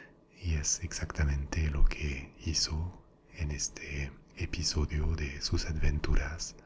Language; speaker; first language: Spanish; non-native, fluent; French